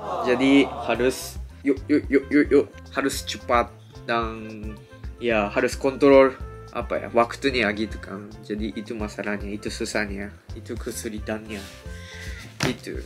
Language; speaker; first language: Indonesian; non-native, fluent; Japanese